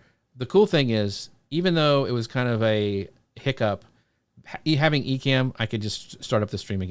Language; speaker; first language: English; native; English